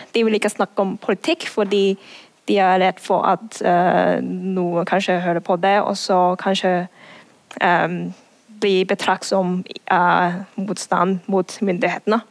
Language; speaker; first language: Norwegian; non-native, fluent; Cantonese